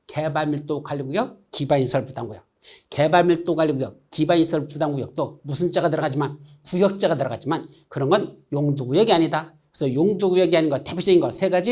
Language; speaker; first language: Korean; native; Korean